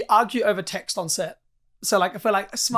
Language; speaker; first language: English; native; English